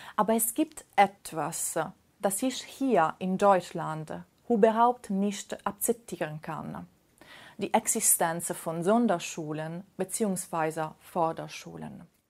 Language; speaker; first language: German; non-native, fluent; Italian